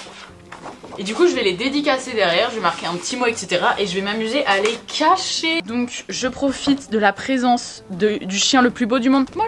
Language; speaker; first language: French; native; French